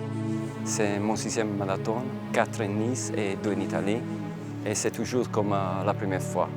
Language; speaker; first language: French; non-native, fluent; Italian